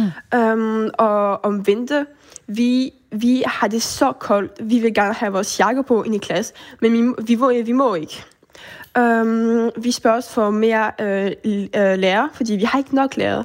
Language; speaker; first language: Danish; early bilingual, heritage; Danish